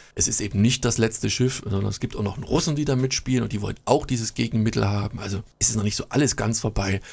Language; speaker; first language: German; native; German